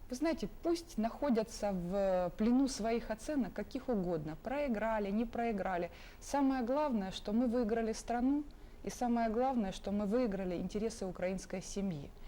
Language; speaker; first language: Russian; native; Russian